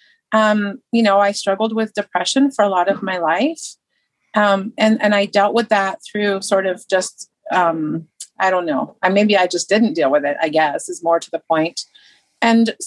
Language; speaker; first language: English; native; English